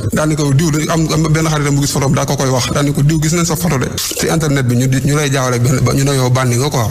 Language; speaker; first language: Wolof; native; Wolof